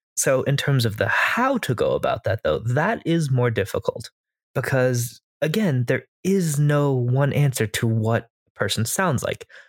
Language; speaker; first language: English; native; English